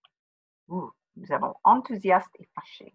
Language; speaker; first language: French; non-native, fluent; English